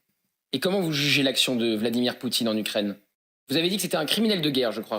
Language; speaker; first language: French; native; French